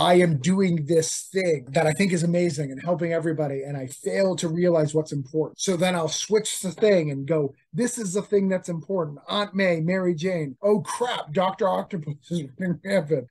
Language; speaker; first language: English; native; English